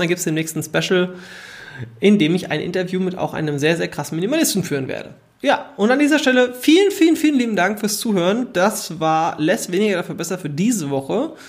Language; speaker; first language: German; native; German